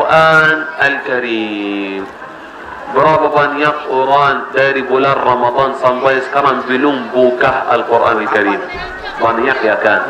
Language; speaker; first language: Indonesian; non-native, learner; Arabic